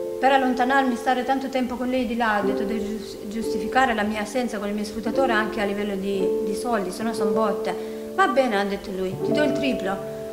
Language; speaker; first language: Italian; non-native, fluent; Albanian